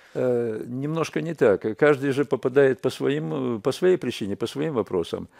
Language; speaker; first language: Russian; native; Russian